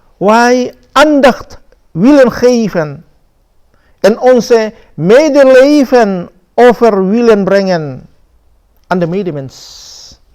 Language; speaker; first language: Dutch; non-native, fluent; Indonesian